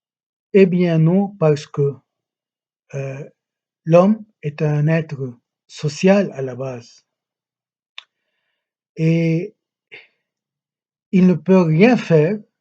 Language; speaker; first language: French; non-native, local second language; Arabic